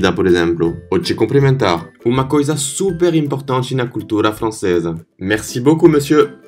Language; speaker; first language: Portuguese; non-native, fluent; French